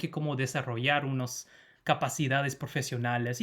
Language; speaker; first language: Spanish; non-native, fluent; English